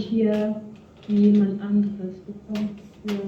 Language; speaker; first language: German; non-native, fluent; French